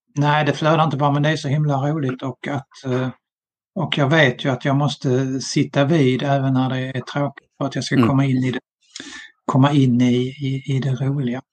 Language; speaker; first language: Swedish; native; Swedish